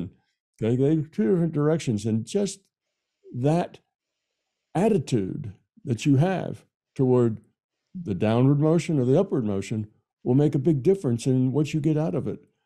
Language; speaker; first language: English; native; English